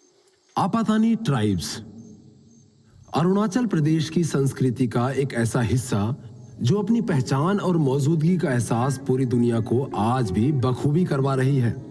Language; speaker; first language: Hindi; native; Hindi